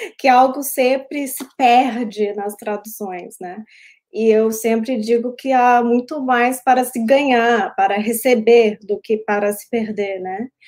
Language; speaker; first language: Portuguese; early bilingual, heritage; Portuguese